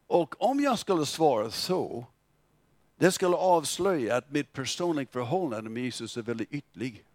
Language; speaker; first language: Swedish; non-native, fluent; English